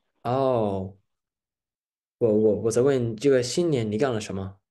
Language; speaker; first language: Chinese; early bilingual, heritage; English